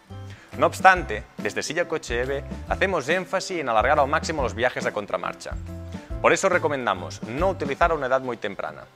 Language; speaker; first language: Spanish; native; Spanish